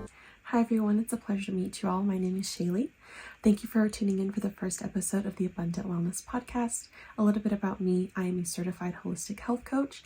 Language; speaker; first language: English; native; English